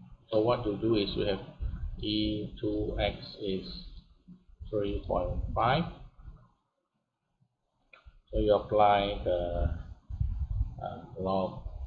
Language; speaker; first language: English; non-native, local second language; Malay